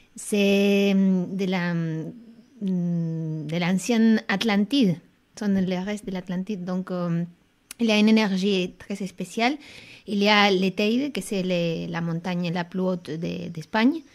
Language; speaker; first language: French; non-native, fluent; Spanish